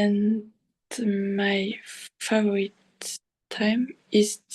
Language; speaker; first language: English; non-native, learner; French